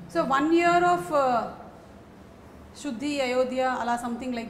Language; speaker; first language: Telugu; native; Telugu